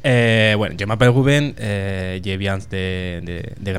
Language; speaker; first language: French; non-native, learner; Spanish